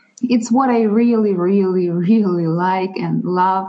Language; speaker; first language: English; non-native, fluent; Russian